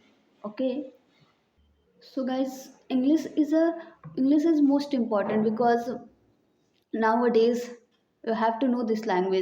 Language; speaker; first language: English; non-native, learner; Hindi